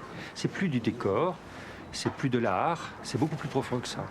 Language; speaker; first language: French; native; French